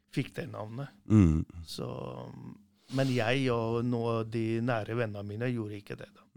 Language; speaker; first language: Norwegian; early bilingual, other home language; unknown